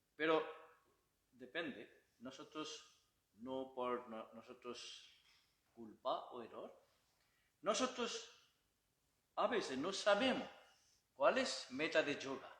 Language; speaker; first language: Spanish; non-native, learner; Bangla